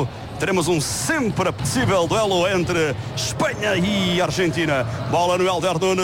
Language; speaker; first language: Portuguese; native; Portuguese